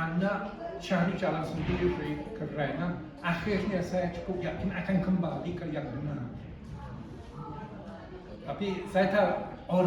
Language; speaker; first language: Indonesian; non-native, fluent; English